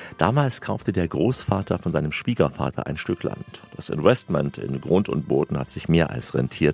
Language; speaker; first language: German; native; German